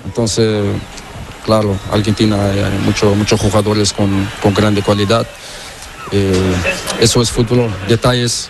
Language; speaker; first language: Spanish; non-native, learner; Portuguese